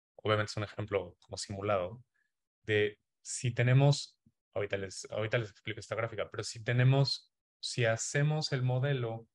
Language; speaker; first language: Spanish; native; Spanish